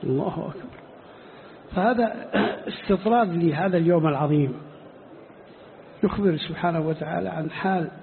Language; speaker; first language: Arabic; native; Arabic